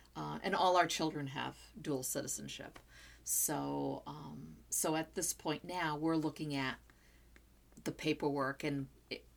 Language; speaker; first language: English; non-native, fluent; Portuguese